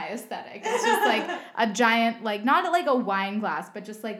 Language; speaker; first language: English; native; English